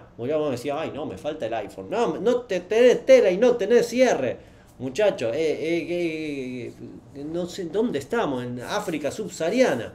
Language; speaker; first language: Spanish; native; Spanish